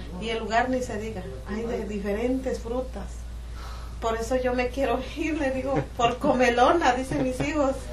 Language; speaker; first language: Spanish; native; Spanish